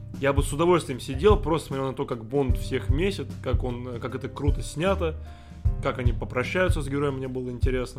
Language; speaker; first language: Russian; native; Russian